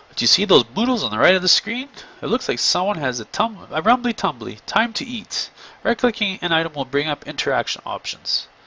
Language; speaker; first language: English; native; English